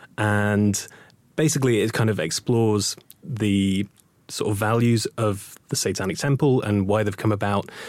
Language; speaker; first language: English; native; English